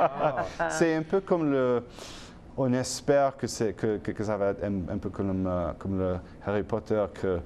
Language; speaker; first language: French; non-native, fluent; English